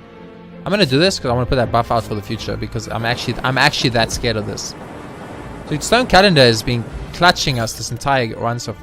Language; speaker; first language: English; native; English